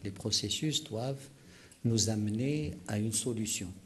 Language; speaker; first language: French; non-native, local second language; Arabic